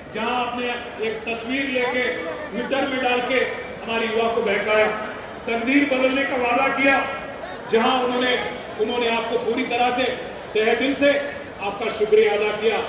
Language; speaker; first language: Hindi; non-native, local second language; Telugu